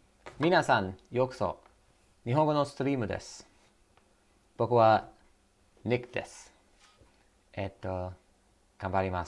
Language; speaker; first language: Japanese; non-native, learner; English